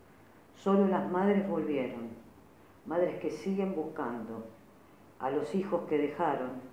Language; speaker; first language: Spanish; native; Spanish